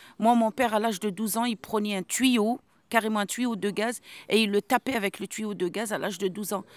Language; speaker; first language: French; non-native, local second language; Arabic